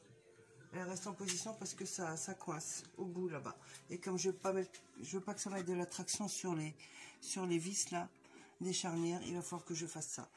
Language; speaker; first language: French; native; French